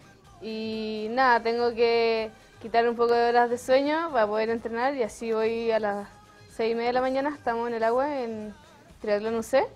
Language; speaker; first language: Spanish; native; Spanish